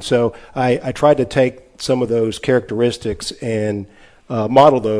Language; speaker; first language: English; native; English